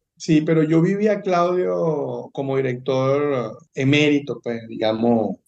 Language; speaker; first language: Spanish; native; Spanish